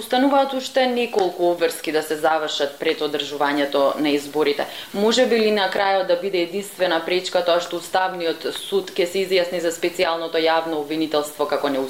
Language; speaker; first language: Macedonian; native; Macedonian